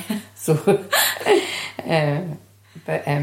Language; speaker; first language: English; native; English